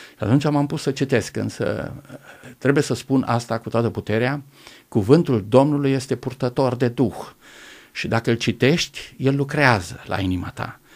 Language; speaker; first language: Romanian; non-native, local second language; German